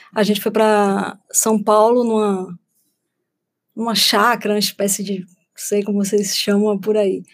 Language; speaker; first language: Portuguese; native; Portuguese